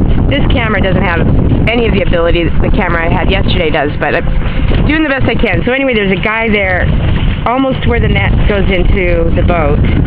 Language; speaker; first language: English; native; English